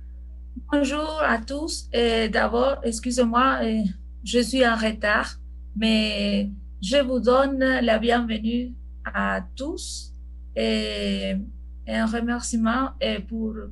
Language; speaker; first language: French; non-native, learner; Spanish